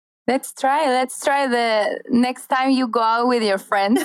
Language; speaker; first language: English; non-native, fluent; Spanish